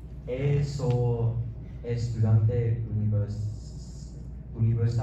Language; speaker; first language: Portuguese; non-native, learner; English